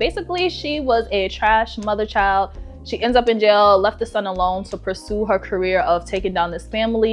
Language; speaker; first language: English; native; English